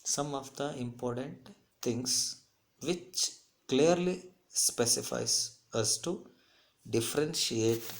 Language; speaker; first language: English; non-native, local second language; Kannada